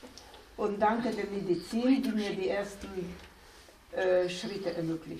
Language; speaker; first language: German; non-native, fluent; Slovenian